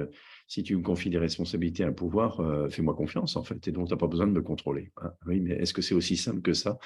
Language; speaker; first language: French; native; French